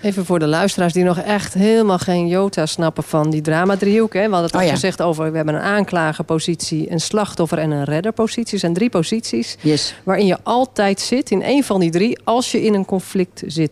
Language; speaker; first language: Dutch; native; Dutch